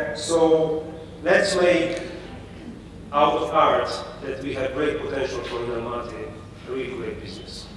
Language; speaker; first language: English; non-native, fluent; Polish